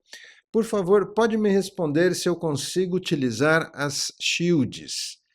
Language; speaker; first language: Portuguese; native; Portuguese